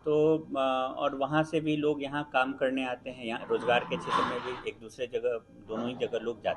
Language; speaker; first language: Hindi; native; Hindi